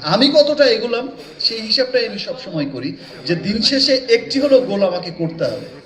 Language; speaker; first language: Bangla; native; Bangla